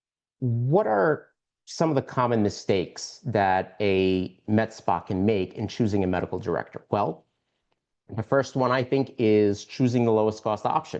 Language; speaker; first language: English; native; English